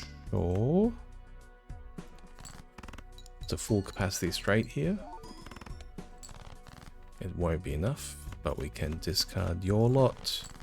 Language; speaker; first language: English; native; English